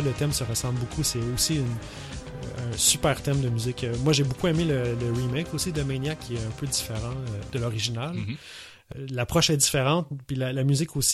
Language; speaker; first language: French; native; French